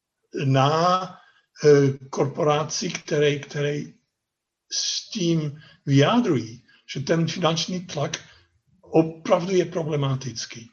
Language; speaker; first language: Czech; non-native, fluent; Dutch